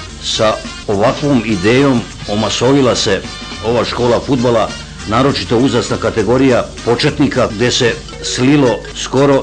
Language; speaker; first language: Croatian; native; Croatian